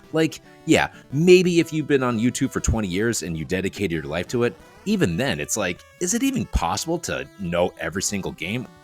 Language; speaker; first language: English; native; English